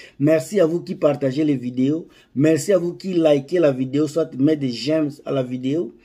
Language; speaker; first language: French; non-native, local second language; Lingala